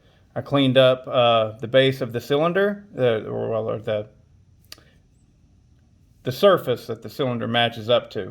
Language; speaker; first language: English; native; English